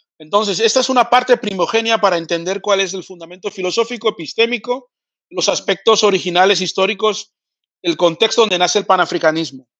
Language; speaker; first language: Spanish; early bilingual, other home language; Fang